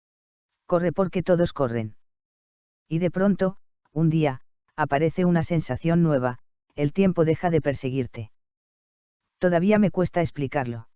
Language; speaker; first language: Spanish; native; Spanish